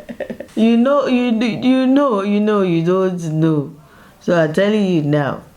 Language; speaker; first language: Nigerian Pidgin; native; Nigerian Pidgin